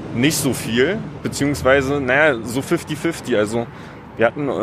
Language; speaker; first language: German; native; German